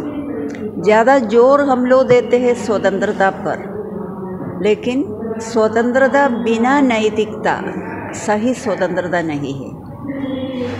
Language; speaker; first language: Hindi; non-native, local second language; Malayalam